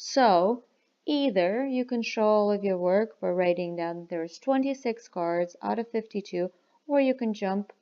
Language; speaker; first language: English; non-native, fluent; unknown